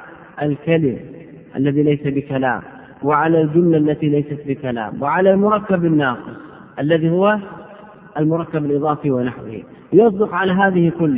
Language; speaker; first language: Arabic; native; Arabic